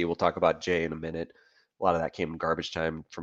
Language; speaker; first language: English; native; English